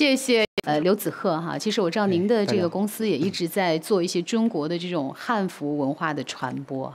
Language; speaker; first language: Chinese; native; Chinese